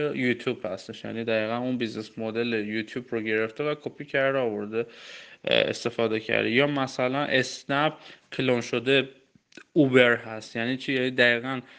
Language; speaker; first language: Persian; non-native, local second language; Armenian